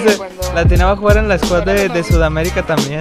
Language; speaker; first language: Spanish; native; Spanish